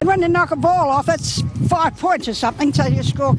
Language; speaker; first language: English; native; English